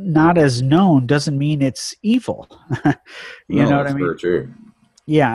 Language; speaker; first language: English; native; English